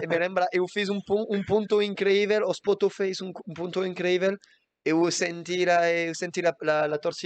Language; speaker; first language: Portuguese; non-native, learner; French